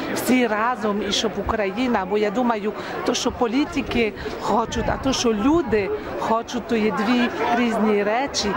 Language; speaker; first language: Ukrainian; early bilingual, heritage; Ukrainian